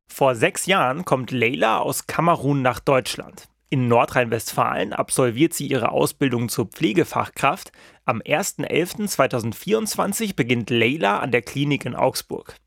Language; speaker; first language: German; native; German